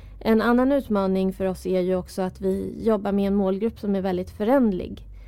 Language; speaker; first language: Swedish; early bilingual, other home language; Persian